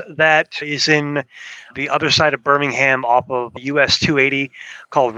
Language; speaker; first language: English; native; English